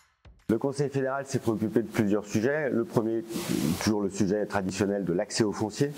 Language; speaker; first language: French; native; French